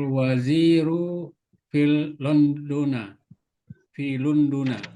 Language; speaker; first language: Arabic; non-native, learner; Indonesian